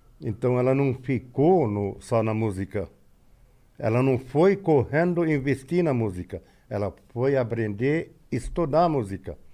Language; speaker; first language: Portuguese; non-native, fluent; Arabic